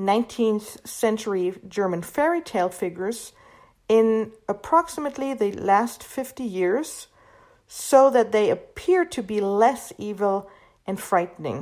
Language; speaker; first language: English; non-native, fluent; German